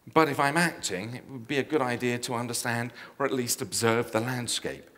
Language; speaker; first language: English; native; English